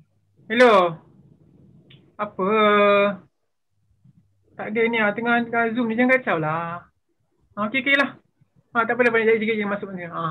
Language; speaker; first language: Malay; native; Malay